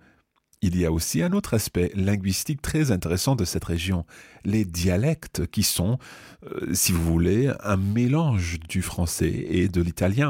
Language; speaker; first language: French; non-native, fluent; English